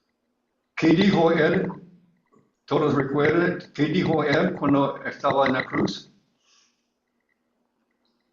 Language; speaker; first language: Spanish; non-native, learner; English